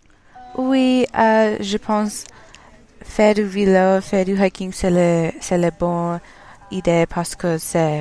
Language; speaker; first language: French; non-native, learner; English